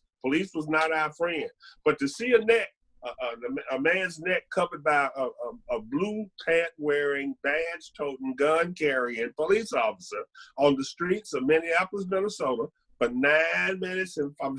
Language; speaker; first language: English; native; English